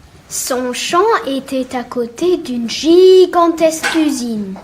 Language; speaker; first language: French; non-native, learner; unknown